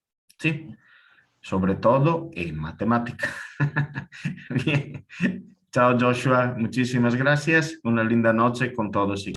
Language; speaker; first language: Spanish; non-native, fluent; Italian